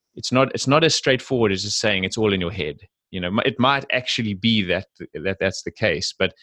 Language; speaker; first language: English; native; English